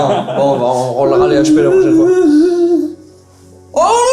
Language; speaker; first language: French; native; French